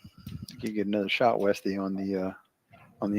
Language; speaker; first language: English; native; English